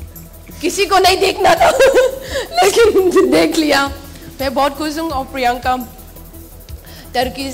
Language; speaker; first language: Hindi; non-native, local second language; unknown